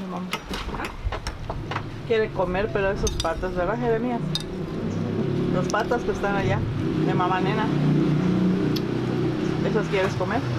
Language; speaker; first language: Spanish; native; Spanish